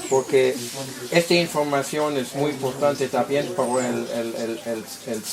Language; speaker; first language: Spanish; non-native, learner; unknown